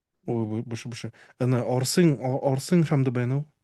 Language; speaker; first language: Mongolian; non-native, learner; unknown